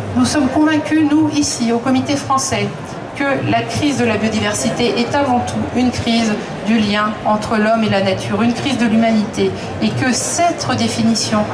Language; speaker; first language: French; native; French